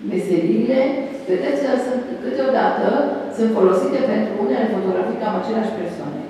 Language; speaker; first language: Romanian; early bilingual, other home language; Hebrew